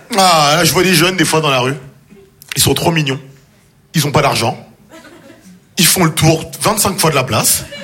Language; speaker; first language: French; native; French